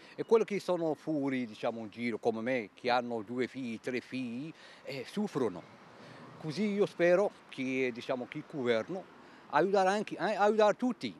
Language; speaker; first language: Italian; non-native, fluent; Arabic